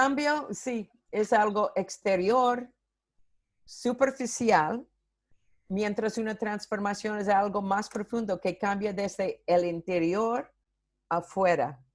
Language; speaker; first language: Spanish; non-native, fluent; English